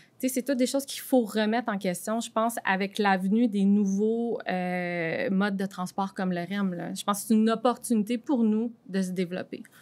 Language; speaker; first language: French; native; French